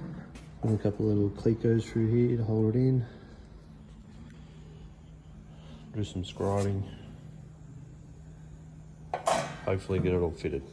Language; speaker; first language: English; native; English